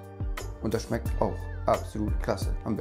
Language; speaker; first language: German; native; German